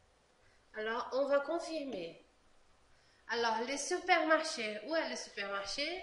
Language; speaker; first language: French; non-native, fluent; Portuguese